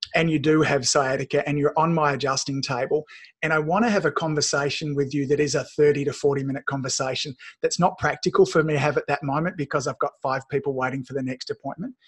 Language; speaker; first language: English; native; English